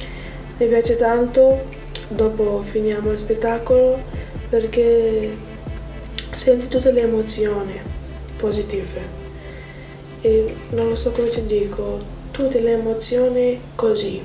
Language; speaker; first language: Italian; non-native, learner; Romanian